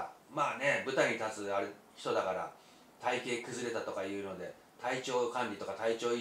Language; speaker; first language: Japanese; native; Japanese